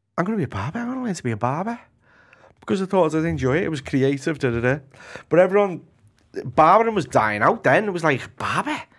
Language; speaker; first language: English; native; English